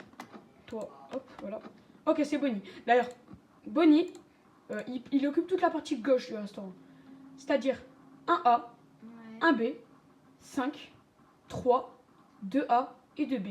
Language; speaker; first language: French; native; French